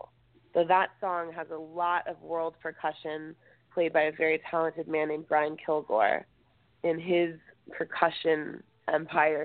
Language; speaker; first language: English; native; English